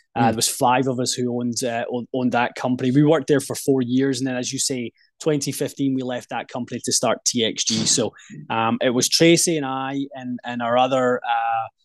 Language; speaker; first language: English; native; English